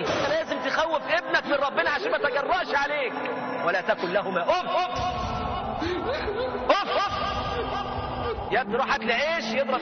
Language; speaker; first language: Arabic; native; Arabic